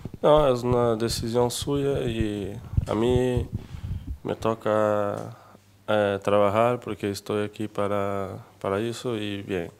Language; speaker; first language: Spanish; non-native, fluent; Portuguese